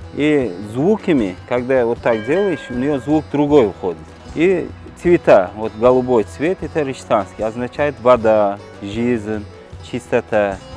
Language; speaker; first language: Russian; non-native, learner; Uzbek